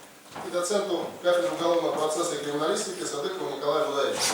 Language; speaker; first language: Russian; native; Russian